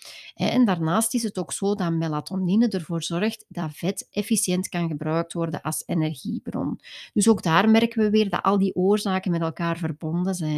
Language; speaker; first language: Dutch; native; Dutch